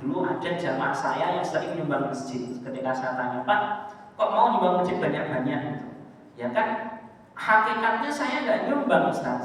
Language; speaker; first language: Indonesian; native; Indonesian